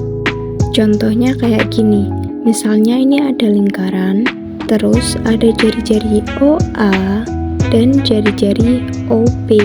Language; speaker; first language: Indonesian; native; Indonesian